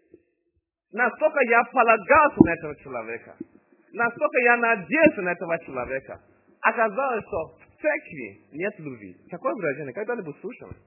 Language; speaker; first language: Russian; non-native, fluent; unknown